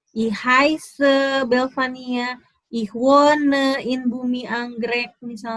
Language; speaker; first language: German; non-native, fluent; Indonesian